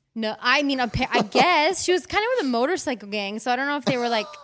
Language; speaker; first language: English; native; English